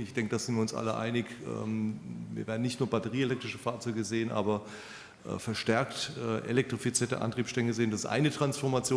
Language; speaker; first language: German; native; German